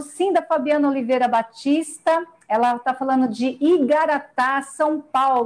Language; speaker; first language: Portuguese; native; Portuguese